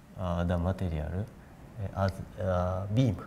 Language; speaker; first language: English; non-native, learner; Japanese